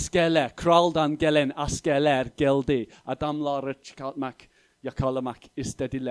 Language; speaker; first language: Turkish; non-native, fluent; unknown